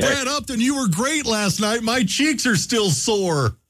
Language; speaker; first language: English; native; English